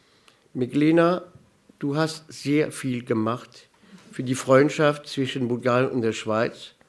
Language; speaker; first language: German; non-native, local second language; French